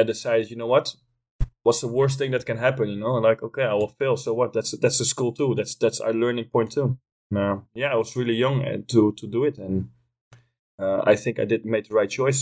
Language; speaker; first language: English; non-native, fluent; Dutch